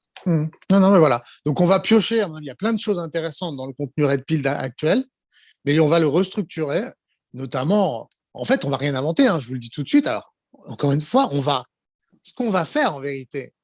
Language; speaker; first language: French; native; French